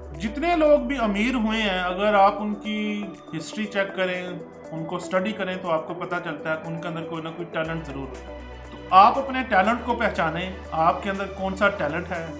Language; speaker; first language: Urdu; non-native, local second language; Punjabi